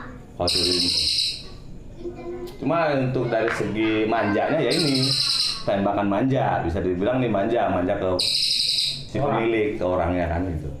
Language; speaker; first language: Indonesian; non-native, local second language; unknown